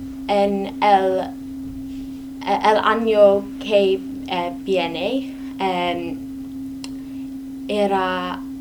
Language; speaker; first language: Spanish; non-native, learner; English